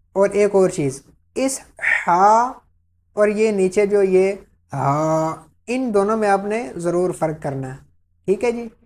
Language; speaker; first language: Urdu; native; Urdu